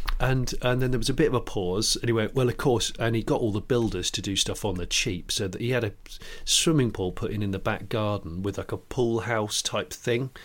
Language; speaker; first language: English; native; English